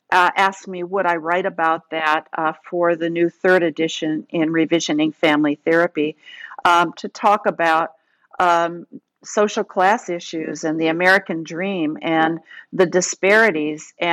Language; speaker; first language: English; native; English